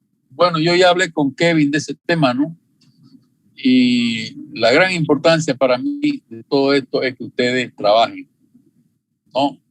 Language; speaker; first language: Spanish; native; Spanish